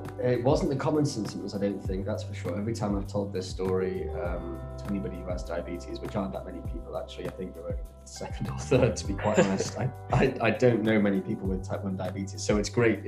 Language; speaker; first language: English; native; English